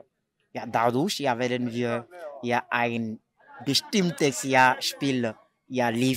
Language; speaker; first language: German; non-native, fluent; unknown